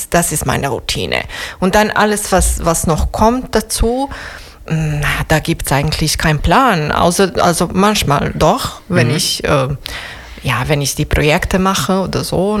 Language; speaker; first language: German; non-native, learner; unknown